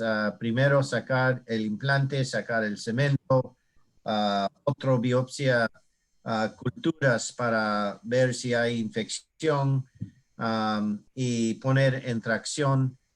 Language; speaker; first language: Spanish; non-native, learner; English